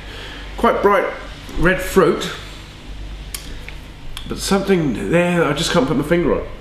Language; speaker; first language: English; native; English